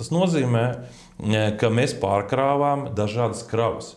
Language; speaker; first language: Latvian; native; Latvian